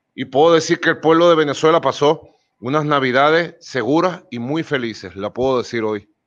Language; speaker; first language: Spanish; native; Spanish